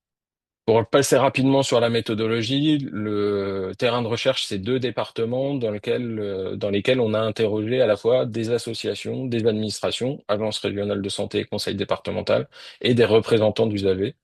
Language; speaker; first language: French; native; French